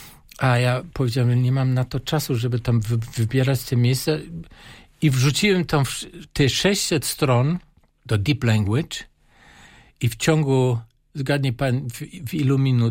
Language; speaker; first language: Polish; non-native, fluent; German